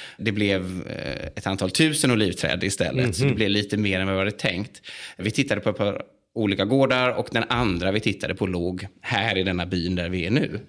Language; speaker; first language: Swedish; native; Swedish